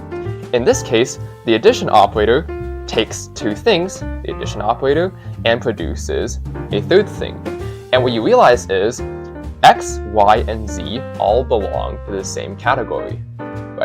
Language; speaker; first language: English; native; English